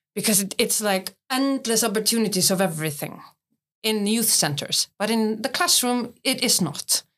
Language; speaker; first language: English; non-native, fluent; Icelandic